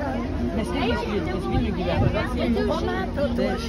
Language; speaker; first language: Lithuanian; non-native, learner; Kyrgyz